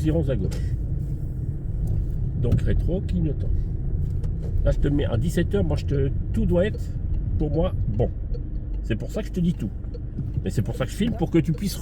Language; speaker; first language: French; native; French